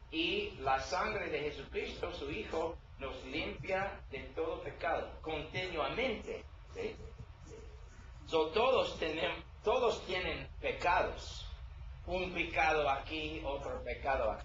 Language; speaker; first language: Spanish; non-native, learner; English